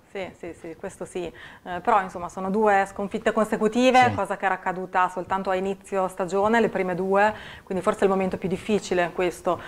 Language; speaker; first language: Italian; native; Italian